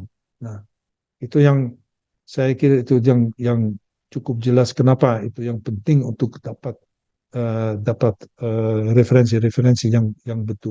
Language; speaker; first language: Indonesian; early bilingual, heritage; Dutch